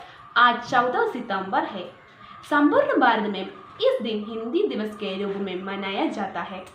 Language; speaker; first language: Hindi; non-native, local second language; Malayalam